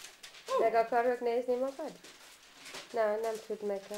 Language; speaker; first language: Hungarian; early bilingual, heritage; Hungarian